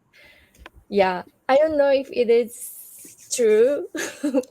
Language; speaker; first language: English; non-native, learner; Japanese